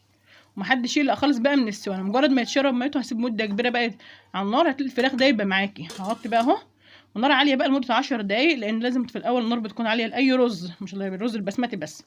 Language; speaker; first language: Arabic; native; Arabic